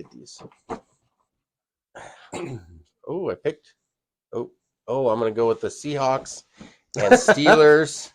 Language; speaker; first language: English; native; English